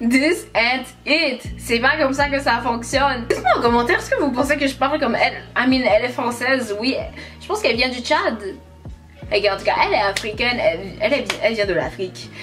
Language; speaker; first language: French; native; French